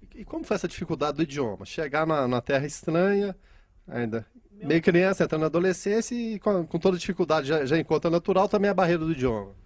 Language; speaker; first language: Portuguese; native; Portuguese